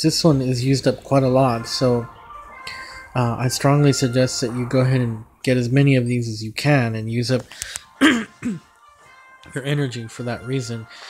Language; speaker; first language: English; native; English